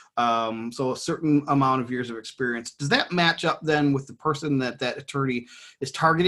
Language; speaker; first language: English; native; English